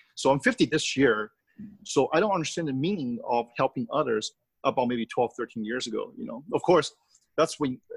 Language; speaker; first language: English; early bilingual, other home language; Chinese